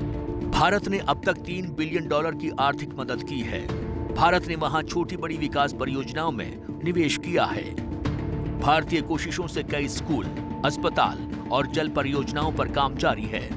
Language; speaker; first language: Hindi; native; Hindi